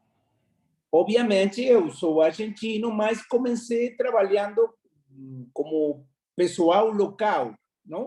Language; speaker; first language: Portuguese; non-native, fluent; Spanish